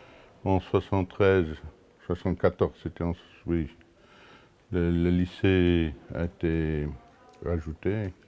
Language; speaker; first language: French; non-native, local second language; Luxembourgish